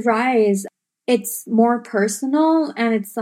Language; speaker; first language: English; non-native, local second language; Urdu